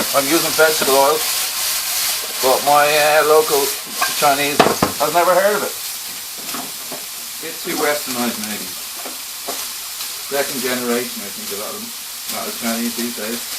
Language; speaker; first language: English; native; English